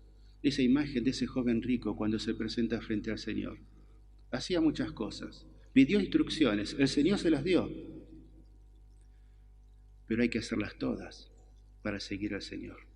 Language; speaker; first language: Spanish; native; Spanish